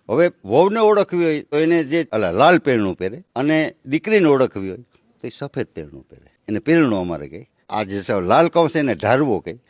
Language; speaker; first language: Gujarati; native; Gujarati